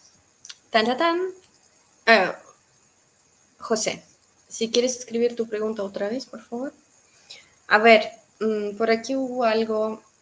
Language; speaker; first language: Spanish; non-native, fluent; Russian